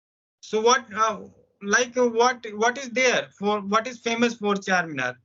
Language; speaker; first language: English; non-native, local second language; Hindi